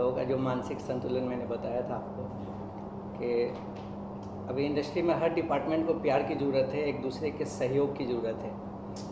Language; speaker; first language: Hindi; native; Hindi